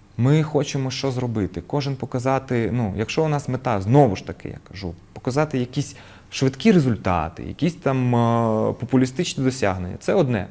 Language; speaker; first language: Ukrainian; non-native, local second language; Russian